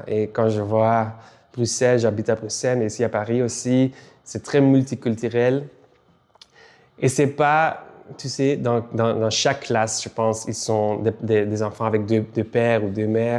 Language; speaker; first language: French; non-native, local second language; Dutch